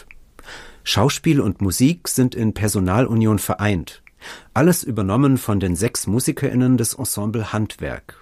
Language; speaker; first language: German; native; German